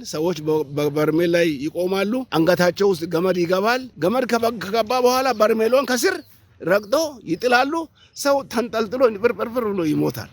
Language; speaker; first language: Amharic; non-native, local second language; Oromo